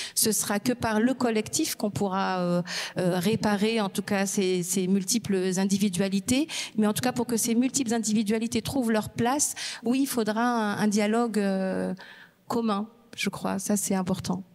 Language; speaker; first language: French; non-native, local second language; Berber languages